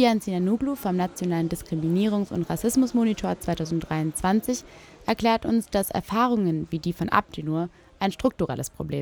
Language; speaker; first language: German; native; German